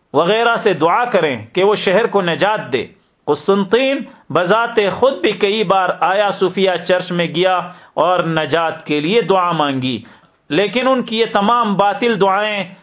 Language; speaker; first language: Urdu; native; Urdu